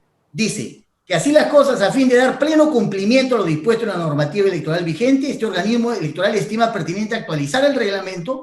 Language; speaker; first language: Spanish; native; Spanish